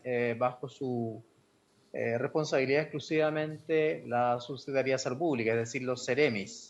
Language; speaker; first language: Spanish; native; Spanish